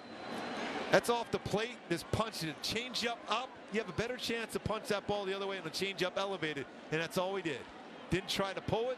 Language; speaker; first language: English; native; English